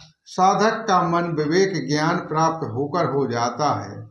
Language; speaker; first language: Hindi; native; Hindi